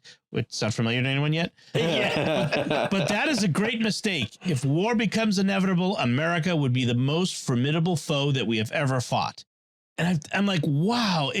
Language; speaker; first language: English; native; English